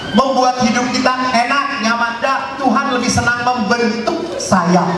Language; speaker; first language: Indonesian; non-native, local second language; Javanese